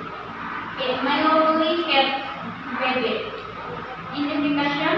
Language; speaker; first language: English; non-native, learner; Indonesian